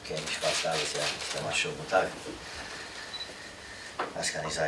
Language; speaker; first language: German; non-native, fluent; Romanian